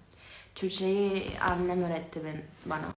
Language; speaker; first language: Turkish; early bilingual, heritage; Turkish